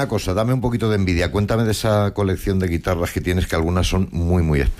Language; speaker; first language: Spanish; native; Spanish